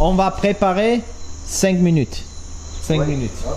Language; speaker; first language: French; non-native, local second language; Slovak